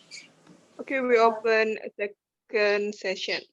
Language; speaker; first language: English; non-native, learner; Indonesian